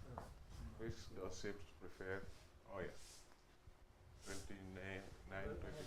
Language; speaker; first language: English; non-native, learner; Wolof